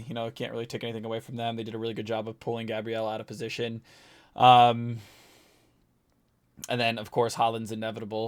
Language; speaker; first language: English; native; English